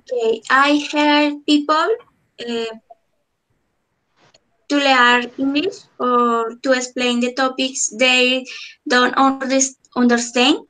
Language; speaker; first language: English; non-native, learner; Spanish